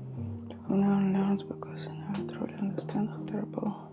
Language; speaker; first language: English; non-native, learner; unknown